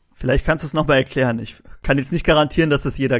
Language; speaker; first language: German; native; German